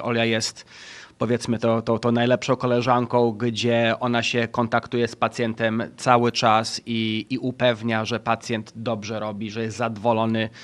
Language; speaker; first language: Polish; early bilingual, heritage; Polish